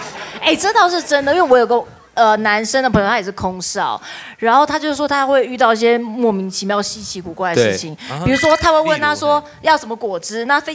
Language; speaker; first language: Chinese; native; Chinese